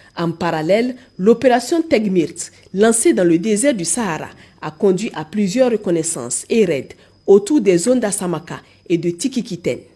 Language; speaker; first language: French; non-native, local second language; Hausa